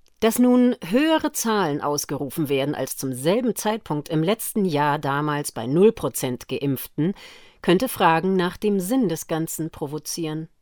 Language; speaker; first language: German; native; German